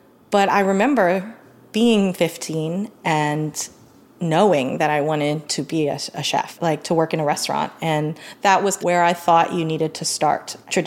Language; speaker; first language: English; native; English